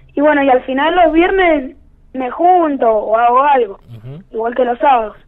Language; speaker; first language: Spanish; native; Spanish